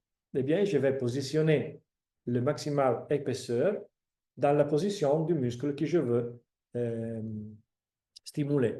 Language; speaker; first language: French; non-native, fluent; Italian